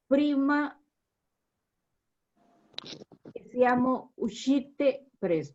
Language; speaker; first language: Italian; non-native, learner; Spanish